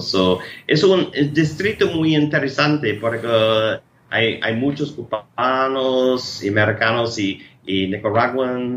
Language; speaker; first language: Spanish; non-native, learner; English